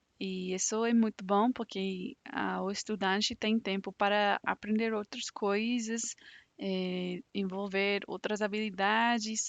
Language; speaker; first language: Portuguese; non-native, fluent; English